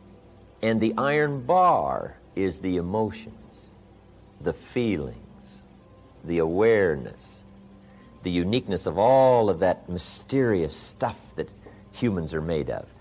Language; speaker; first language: English; native; English